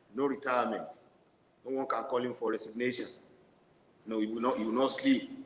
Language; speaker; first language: English; non-native, local second language; Yoruba